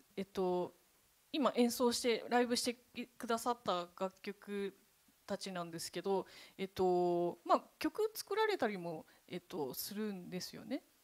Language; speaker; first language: Japanese; native; Japanese